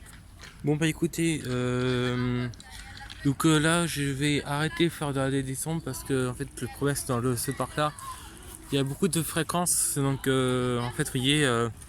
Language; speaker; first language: French; native; French